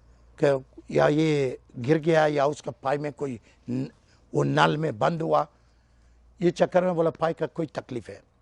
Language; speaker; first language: Hindi; non-native, learner; Persian